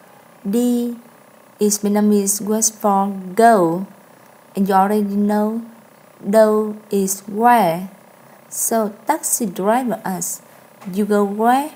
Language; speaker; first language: English; non-native, learner; Vietnamese